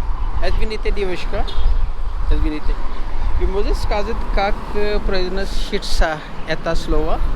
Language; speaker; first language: Russian; non-native, learner; Urdu